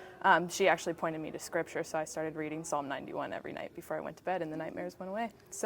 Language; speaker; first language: English; native; English